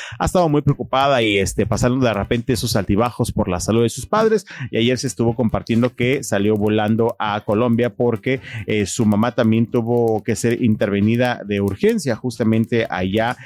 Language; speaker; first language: Spanish; native; Spanish